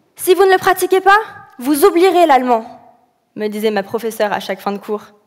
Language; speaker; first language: French; early bilingual, other home language; Arabic